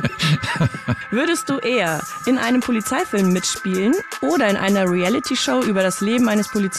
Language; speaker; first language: German; native; German